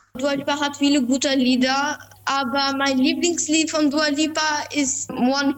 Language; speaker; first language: German; non-native, fluent; Albanian